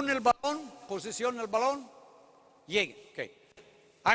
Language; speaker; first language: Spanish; non-native, learner; English